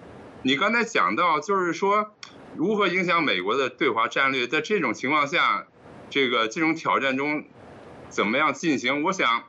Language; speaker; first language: Chinese; native; Chinese